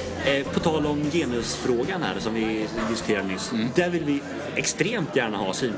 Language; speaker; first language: Swedish; native; Swedish